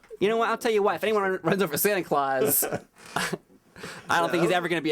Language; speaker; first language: English; native; English